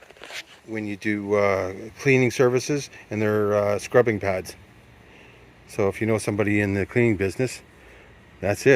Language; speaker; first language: English; native; English